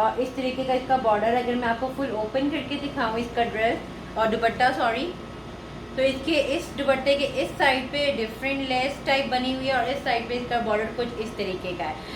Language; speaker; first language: Urdu; native; Urdu